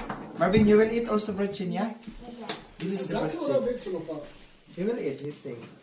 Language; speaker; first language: English; non-native, local second language; Filipino